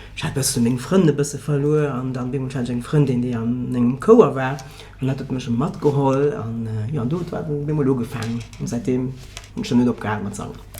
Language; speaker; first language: Luxembourgish; early bilingual, other home language; Portuguese